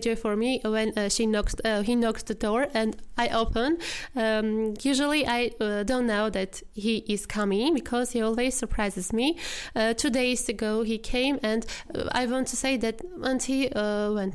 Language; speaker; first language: English; non-native, fluent; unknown